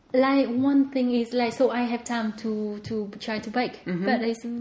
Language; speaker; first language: English; non-native, fluent; Vietnamese